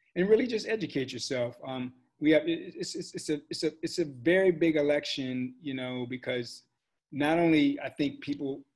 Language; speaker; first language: English; native; English